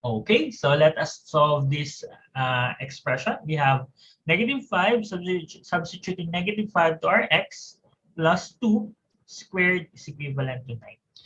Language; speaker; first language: English; non-native, local second language; Filipino